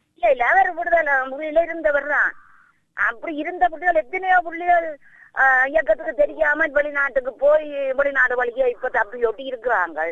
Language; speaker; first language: Tamil; native; Tamil